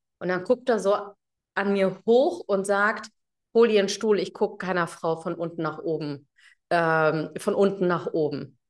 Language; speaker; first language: German; early bilingual, other home language; Tamil